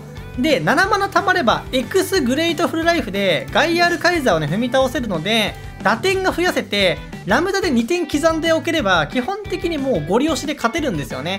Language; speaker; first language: Japanese; native; Japanese